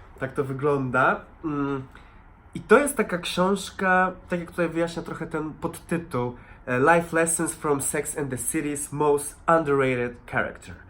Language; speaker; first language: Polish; native; Polish